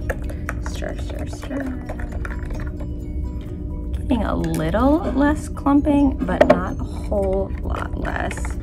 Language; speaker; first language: English; native; English